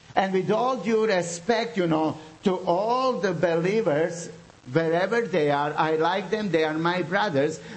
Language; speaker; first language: English; non-native, fluent; Bosnian